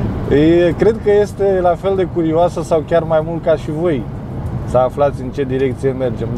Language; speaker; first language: Romanian; native; Romanian